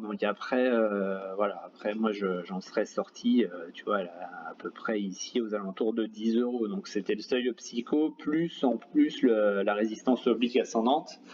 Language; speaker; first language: French; native; French